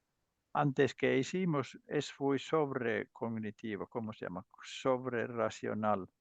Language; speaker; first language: Spanish; non-native, learner; Finnish